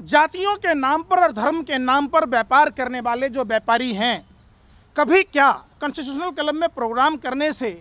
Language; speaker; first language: Hindi; native; Hindi